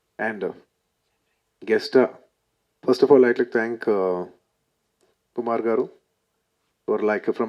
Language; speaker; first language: Tamil; non-native, local second language; Telugu